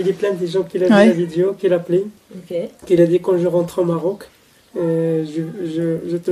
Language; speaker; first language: French; non-native, learner; Arabic